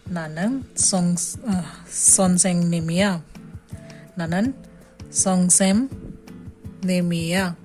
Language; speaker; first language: Korean; non-native, fluent; Hindi